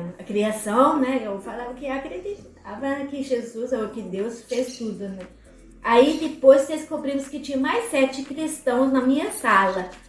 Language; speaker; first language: Portuguese; non-native, fluent; German